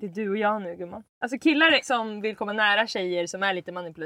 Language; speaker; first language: Swedish; native; Swedish